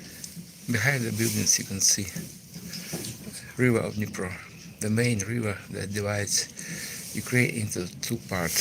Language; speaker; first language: English; non-native, fluent; Russian